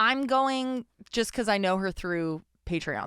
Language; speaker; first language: English; native; English